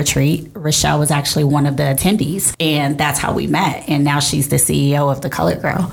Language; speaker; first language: English; native; English